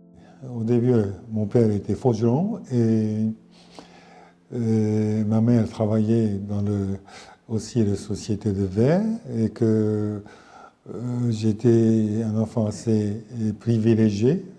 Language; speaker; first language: French; non-native, fluent; Japanese